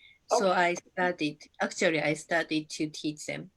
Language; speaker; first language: English; non-native, learner; Japanese